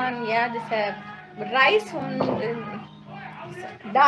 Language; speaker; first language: German; non-native, learner; Tamil